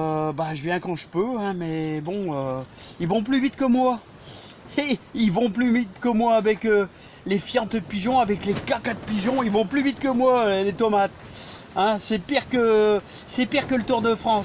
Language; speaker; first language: French; native; French